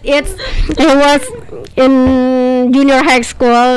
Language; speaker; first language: English; non-native, learner; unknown